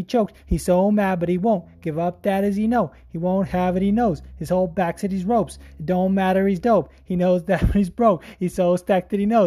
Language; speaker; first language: English; native; English